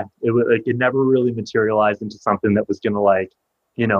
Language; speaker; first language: English; native; English